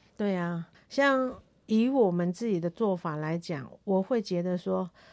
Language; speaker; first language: Chinese; non-native, local second language; Hakka Chinese